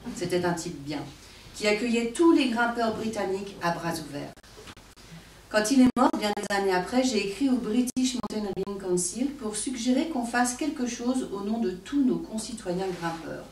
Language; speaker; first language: French; native; French